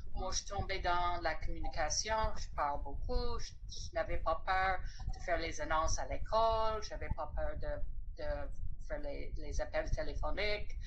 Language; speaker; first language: French; non-native, fluent; English